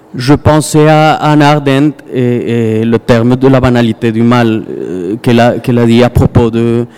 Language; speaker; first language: French; non-native, fluent; Spanish